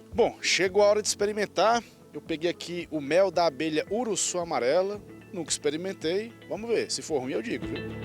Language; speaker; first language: Portuguese; native; Portuguese